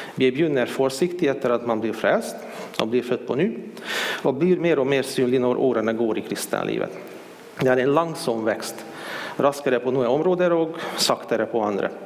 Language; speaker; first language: Swedish; non-native, fluent; Hungarian